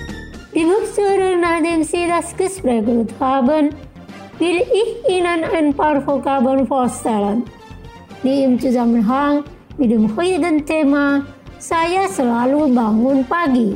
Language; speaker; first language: German; non-native, fluent; Indonesian